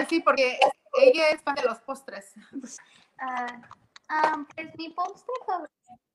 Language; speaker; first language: Spanish; early bilingual, heritage; Spanish